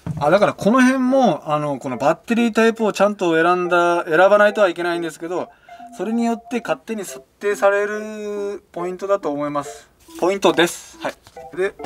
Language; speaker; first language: Japanese; native; Japanese